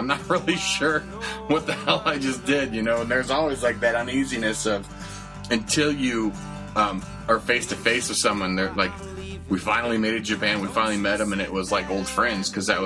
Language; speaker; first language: English; native; English